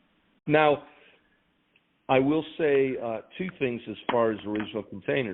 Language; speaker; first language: English; native; English